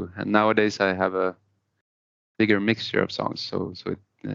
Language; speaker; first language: English; non-native, fluent; Spanish